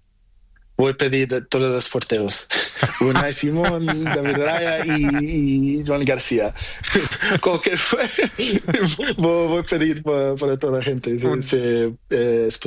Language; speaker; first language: Spanish; non-native, local second language; Portuguese